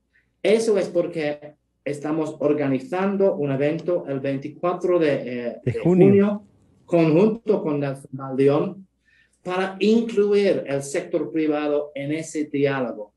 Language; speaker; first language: Spanish; non-native, fluent; English